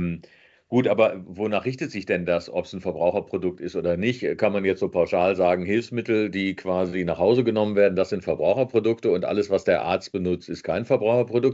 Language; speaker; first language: German; native; German